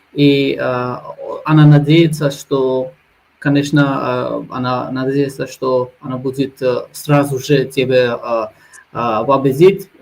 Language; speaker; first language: Russian; non-native, learner; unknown